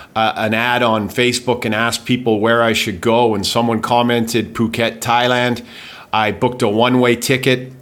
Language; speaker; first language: English; native; English